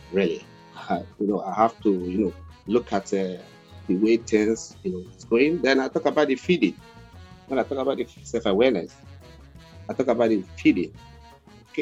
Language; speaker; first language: English; non-native, local second language; Igbo